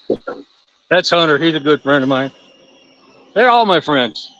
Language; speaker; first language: English; native; English